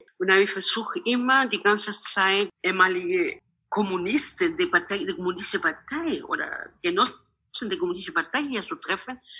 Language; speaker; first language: German; non-native, local second language; Spanish